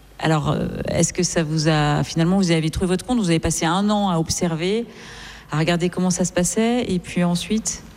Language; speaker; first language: French; native; French